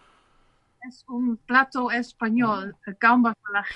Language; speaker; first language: Spanish; non-native, learner; Dutch